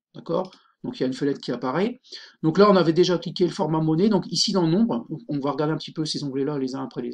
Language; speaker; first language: French; native; French